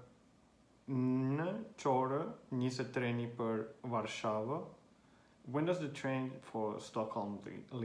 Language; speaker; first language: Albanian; non-native, learner; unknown